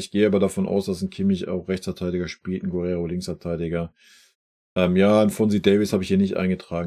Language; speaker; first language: German; native; German